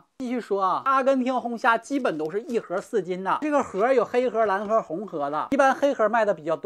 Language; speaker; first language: Chinese; native; Chinese